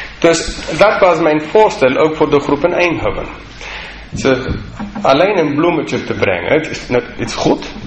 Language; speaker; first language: Dutch; non-native, fluent; English